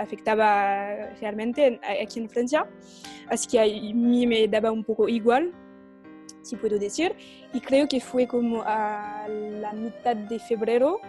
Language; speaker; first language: Spanish; non-native, fluent; French